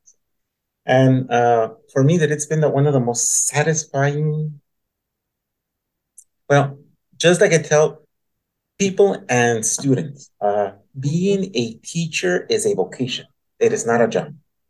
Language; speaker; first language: English; native; English